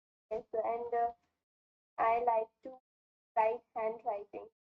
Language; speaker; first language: English; non-native, learner; Hindi